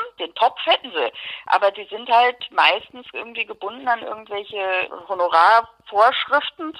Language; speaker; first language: German; native; German